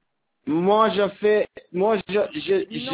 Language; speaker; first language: French; non-native, learner; Albanian